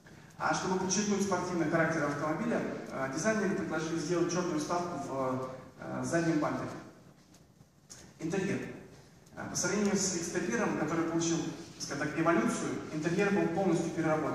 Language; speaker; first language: Russian; native; Russian